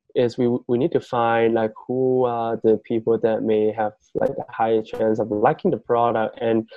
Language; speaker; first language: English; non-native, fluent; Chinese